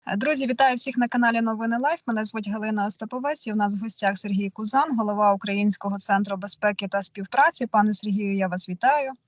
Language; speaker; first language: Ukrainian; non-native, local second language; Russian